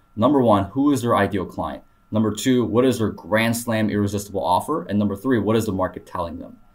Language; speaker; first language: English; early bilingual, other home language; Korean